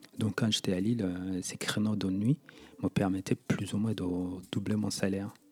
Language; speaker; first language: French; non-native, local second language; Kinyarwanda